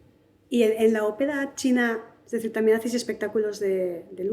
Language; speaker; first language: Spanish; native; Spanish